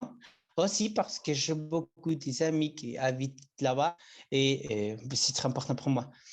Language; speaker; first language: French; non-native, learner; Spanish